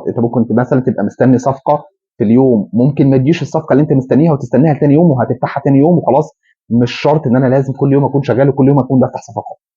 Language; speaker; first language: Arabic; native; Arabic